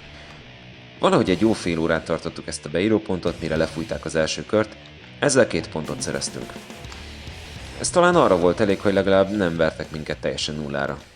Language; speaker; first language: Hungarian; native; Hungarian